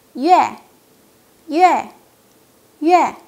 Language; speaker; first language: Chinese; non-native, fluent; Indonesian